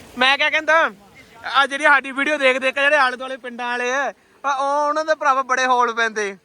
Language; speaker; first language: Punjabi; native; Punjabi